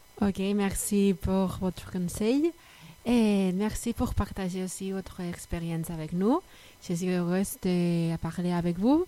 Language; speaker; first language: French; non-native, fluent; Spanish